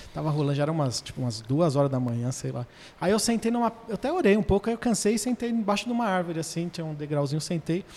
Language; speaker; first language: Portuguese; native; Portuguese